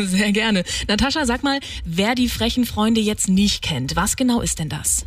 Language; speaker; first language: German; native; German